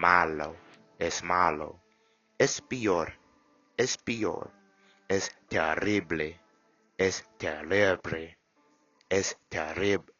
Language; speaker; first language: Spanish; non-native, learner; English